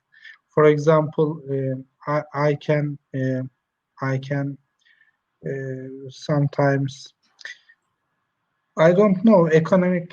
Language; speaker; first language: English; non-native, learner; Turkish